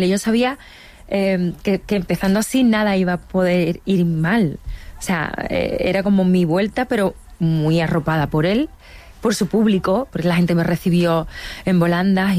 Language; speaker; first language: Spanish; native; Spanish